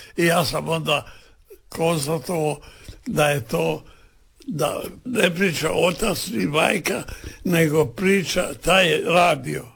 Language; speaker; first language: Serbian; native; Serbian